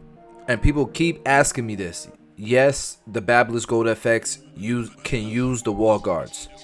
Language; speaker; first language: English; native; English